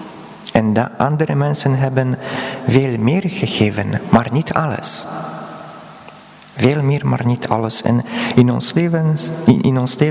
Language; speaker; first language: Dutch; non-native, fluent; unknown